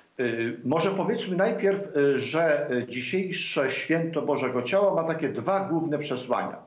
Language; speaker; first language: Polish; native; Polish